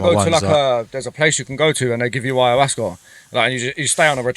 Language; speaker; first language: English; native; English